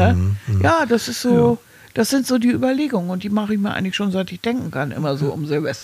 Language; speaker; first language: German; native; German